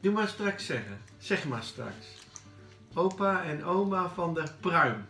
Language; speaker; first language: Dutch; native; Dutch